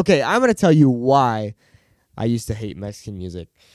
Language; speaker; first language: English; native; English